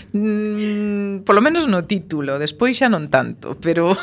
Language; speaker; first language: Galician; non-native, local second language; Spanish